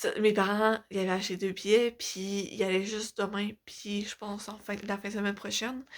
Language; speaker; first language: French; native; French